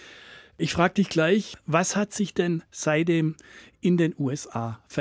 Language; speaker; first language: German; native; German